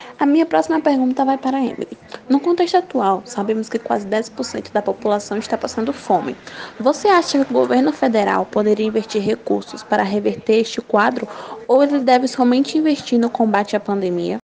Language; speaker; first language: Portuguese; native; Portuguese